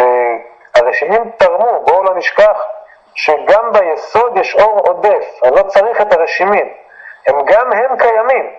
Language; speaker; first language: Hebrew; native; Hebrew